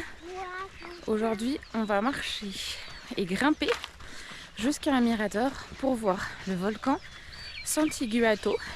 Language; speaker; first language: French; native; French